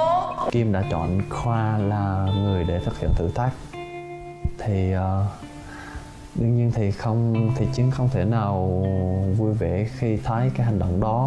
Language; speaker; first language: Vietnamese; early bilingual, heritage; Vietnamese